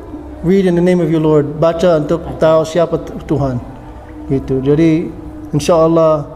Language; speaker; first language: Indonesian; non-native, fluent; English